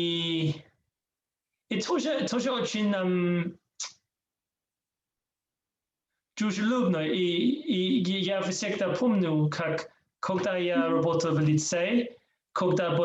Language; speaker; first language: Russian; non-native, learner; English